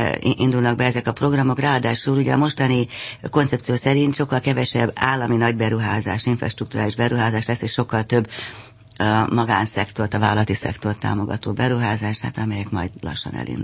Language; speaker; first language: Hungarian; native; Hungarian